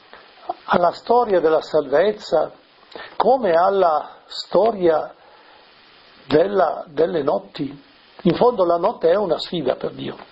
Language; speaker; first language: Italian; native; Italian